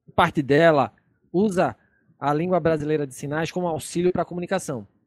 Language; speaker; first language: Portuguese; native; Portuguese